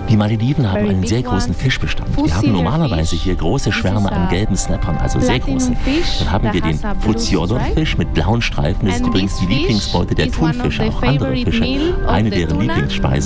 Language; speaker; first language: German; native; German